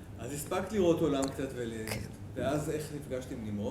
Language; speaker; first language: Hebrew; native; Hebrew